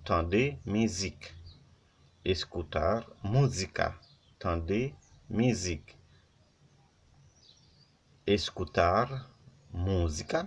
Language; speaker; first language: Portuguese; non-native, learner; Haitian Creole